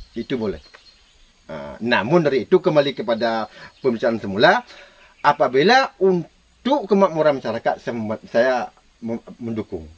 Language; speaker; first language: Malay; non-native, local second language; Minangkabau